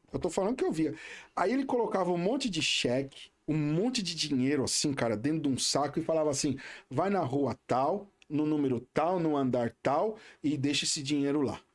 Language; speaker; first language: Portuguese; native; Portuguese